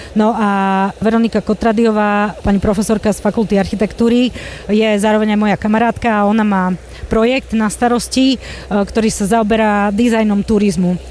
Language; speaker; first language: Slovak; native; Slovak